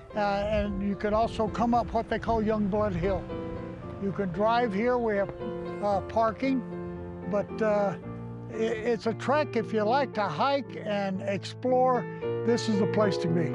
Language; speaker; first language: English; native; English